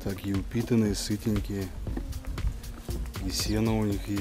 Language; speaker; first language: Russian; native; Russian